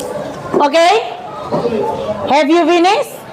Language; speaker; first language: English; non-native, learner; Indonesian